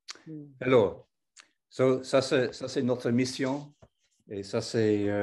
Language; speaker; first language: French; non-native, fluent; English